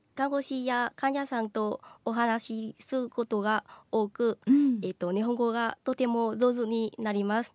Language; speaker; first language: Japanese; non-native, fluent; Vietnamese